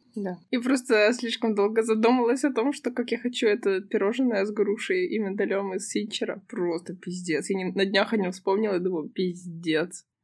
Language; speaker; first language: Russian; native; Russian